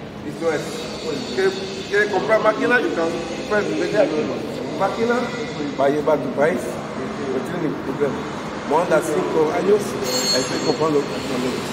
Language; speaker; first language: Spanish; non-native, learner; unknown